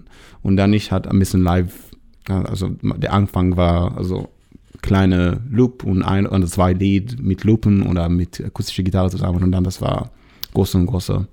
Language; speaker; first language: German; non-native, learner; Hebrew